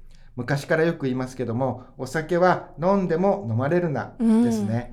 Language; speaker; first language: Japanese; native; Japanese